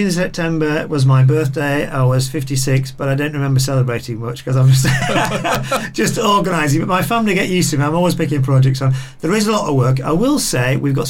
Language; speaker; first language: English; native; English